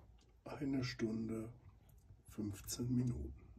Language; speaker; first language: German; native; German